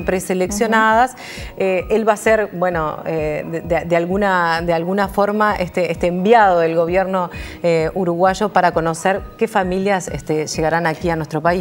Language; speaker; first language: Spanish; native; Spanish